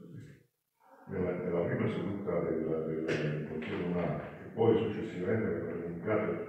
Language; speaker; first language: Italian; native; Italian